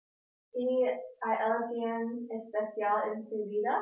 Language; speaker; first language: Spanish; non-native, learner; English